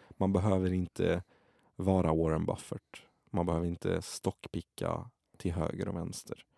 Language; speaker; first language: Swedish; early bilingual, other home language; Arabic